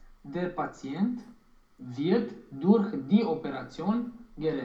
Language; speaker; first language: German; non-native, learner; Romanian